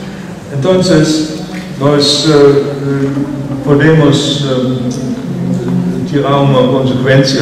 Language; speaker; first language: Spanish; non-native, fluent; German